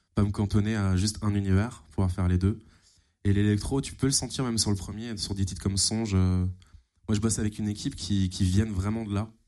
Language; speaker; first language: French; native; French